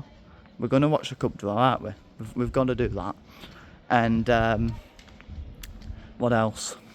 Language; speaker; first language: English; native; English